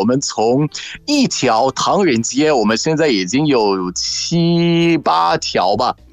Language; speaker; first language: Chinese; non-native, fluent; Arabic